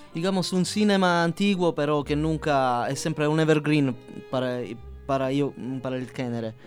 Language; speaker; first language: Spanish; non-native, learner; Sicilian